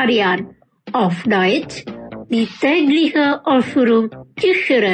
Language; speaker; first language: German; non-native, fluent; Indonesian